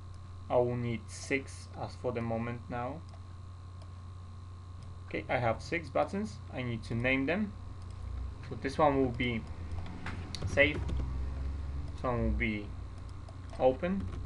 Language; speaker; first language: English; non-native, fluent; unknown